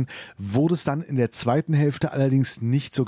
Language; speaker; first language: German; native; German